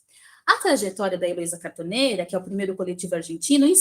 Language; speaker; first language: Portuguese; native; Portuguese